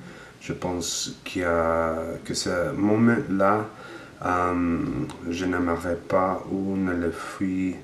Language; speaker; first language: French; non-native, learner; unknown